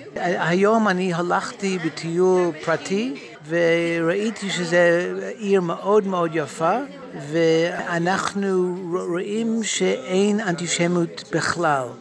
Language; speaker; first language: Hebrew; non-native, learner; English